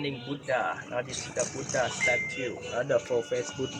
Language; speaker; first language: English; non-native, learner; Thai